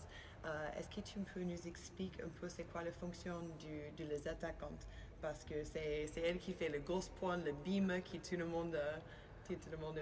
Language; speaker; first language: French; non-native, learner; Spanish